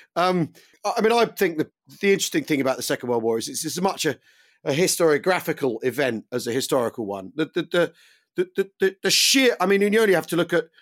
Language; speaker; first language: English; native; English